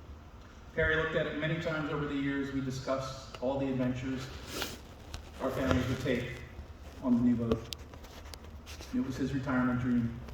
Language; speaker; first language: English; native; English